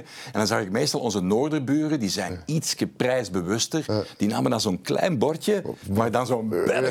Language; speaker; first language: Dutch; native; Dutch